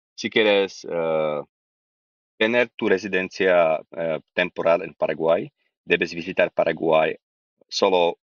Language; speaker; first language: Spanish; non-native, learner; Slovak